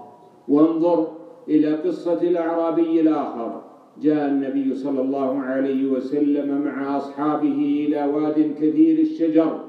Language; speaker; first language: Arabic; native; Arabic